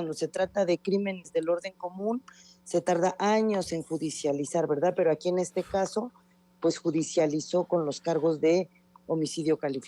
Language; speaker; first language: Spanish; native; Spanish